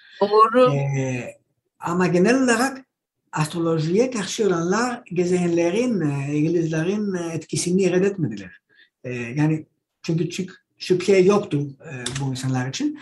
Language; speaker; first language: Turkish; non-native, learner; Greek